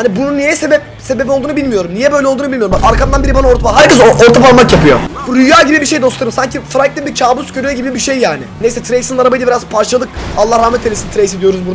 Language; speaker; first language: Turkish; native; Turkish